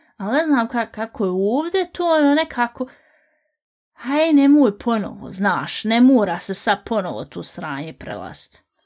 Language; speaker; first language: Bosnian; native; Bosnian